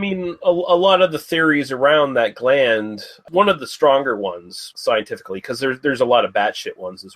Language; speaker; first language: English; native; English